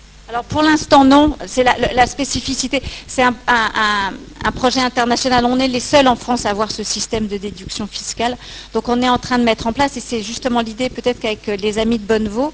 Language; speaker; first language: French; native; French